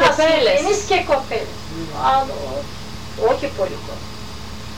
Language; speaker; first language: Greek; non-native, local second language; Turkish